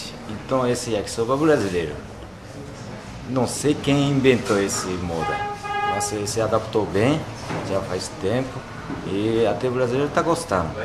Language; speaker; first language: Portuguese; non-native, learner; Japanese